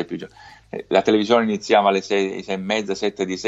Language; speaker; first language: Italian; native; Italian